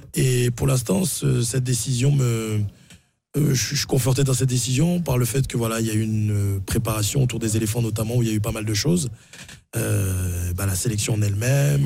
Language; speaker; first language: French; native; French